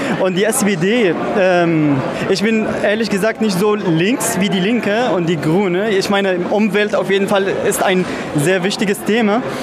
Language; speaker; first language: German; non-native, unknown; Arabic